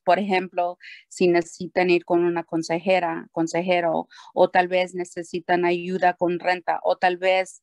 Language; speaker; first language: Spanish; early bilingual, heritage; Spanish